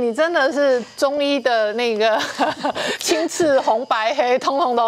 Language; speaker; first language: Chinese; native; Chinese